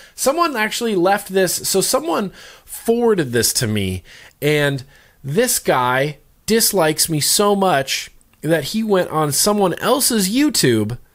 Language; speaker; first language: English; native; English